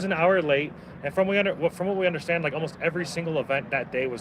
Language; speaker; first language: English; native; English